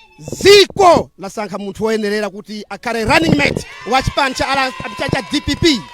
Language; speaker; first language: Nyanja; non-native, local second language; Tumbuka